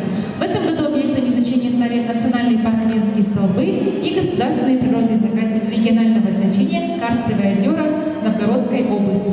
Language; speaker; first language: Russian; native; Russian